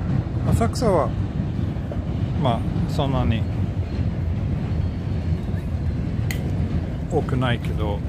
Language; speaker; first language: Japanese; non-native, fluent; Swedish